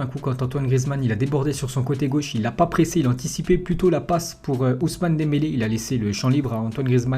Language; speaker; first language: French; native; French